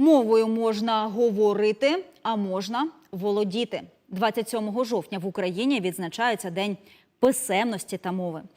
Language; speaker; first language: Ukrainian; native; Ukrainian